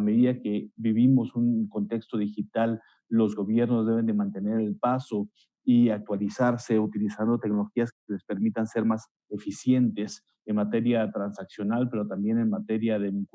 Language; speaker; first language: Spanish; native; Spanish